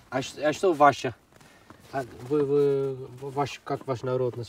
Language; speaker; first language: Russian; non-native, fluent; Dutch